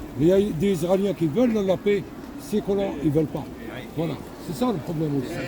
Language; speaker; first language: French; non-native, local second language; Arabic